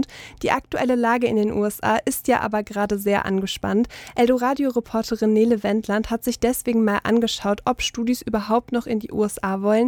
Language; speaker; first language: German; native; German